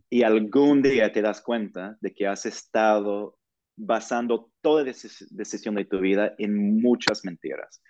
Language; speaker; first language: Spanish; non-native, fluent; English